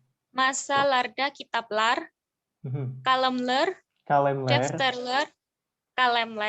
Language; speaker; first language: Turkish; non-native, learner; Indonesian